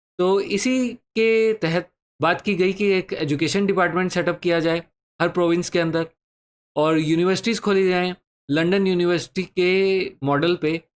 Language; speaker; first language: Hindi; native; Hindi